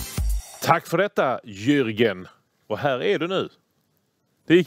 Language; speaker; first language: Swedish; native; Swedish